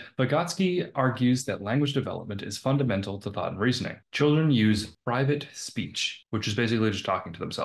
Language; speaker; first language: English; native; English